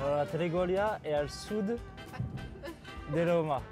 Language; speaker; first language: Italian; non-native, learner; French